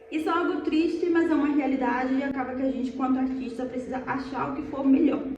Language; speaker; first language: Portuguese; non-native, fluent; Spanish